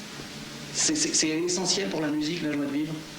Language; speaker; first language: French; native; French